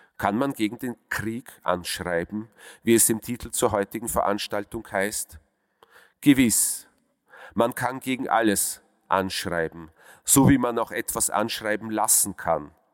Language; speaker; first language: German; early bilingual, other home language; Russian